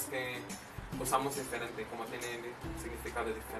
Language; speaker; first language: Spanish; non-native, fluent; Filipino